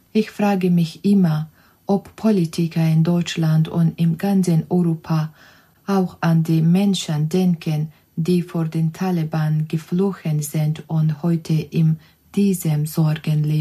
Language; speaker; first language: German; non-native, learner; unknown